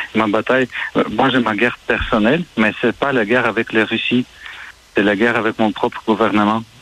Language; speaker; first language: French; non-native, fluent; Ukrainian